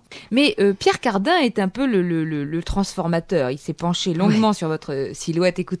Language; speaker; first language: French; native; French